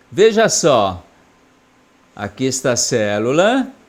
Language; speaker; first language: Portuguese; non-native, fluent; Korean